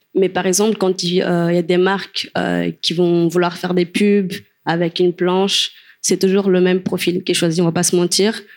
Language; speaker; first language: French; non-native, fluent; Kabuverdianu